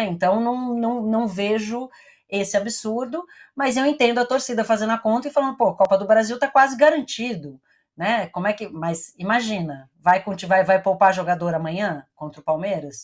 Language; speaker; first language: Portuguese; native; Portuguese